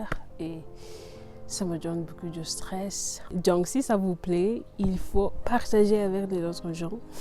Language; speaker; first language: French; non-native, learner; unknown